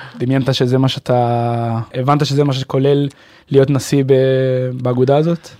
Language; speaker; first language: Hebrew; native; Hebrew